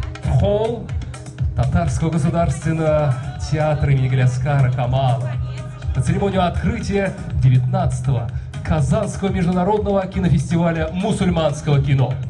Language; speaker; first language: Russian; native; Russian